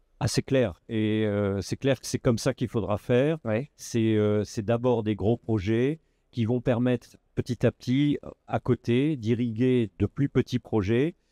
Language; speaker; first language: French; native; French